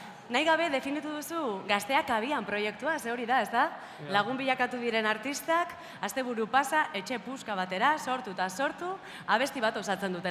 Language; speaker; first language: Basque; native; Basque